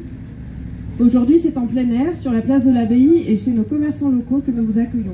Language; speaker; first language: French; native; French